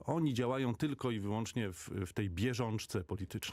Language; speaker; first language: Polish; native; Polish